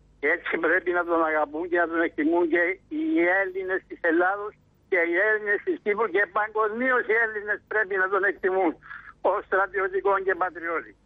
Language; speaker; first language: Greek; native; Greek